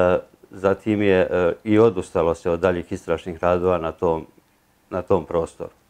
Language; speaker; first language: Serbian; native; Serbian